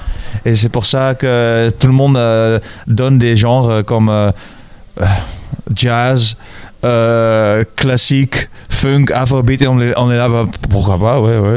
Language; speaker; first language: French; non-native, fluent; Dutch